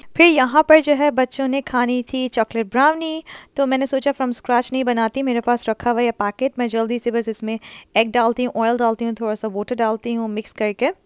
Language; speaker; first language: Urdu; native; Urdu